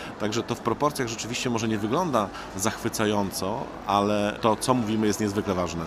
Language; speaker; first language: Polish; native; Polish